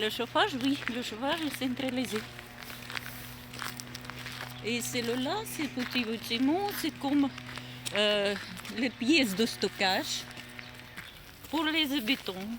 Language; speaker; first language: French; non-native, learner; Russian